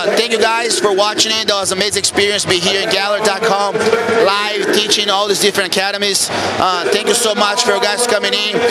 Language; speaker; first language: English; non-native, fluent; Portuguese